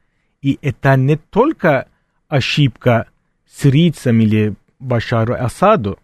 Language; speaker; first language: Russian; non-native, fluent; Turkish